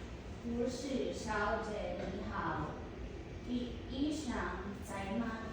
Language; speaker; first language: Chinese; non-native, learner; Filipino